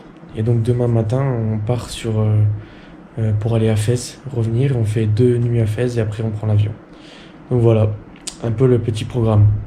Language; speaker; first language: French; native; French